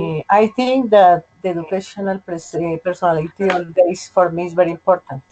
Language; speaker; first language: English; non-native, learner; Spanish